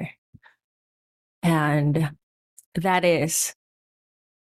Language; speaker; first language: English; non-native, local second language; Filipino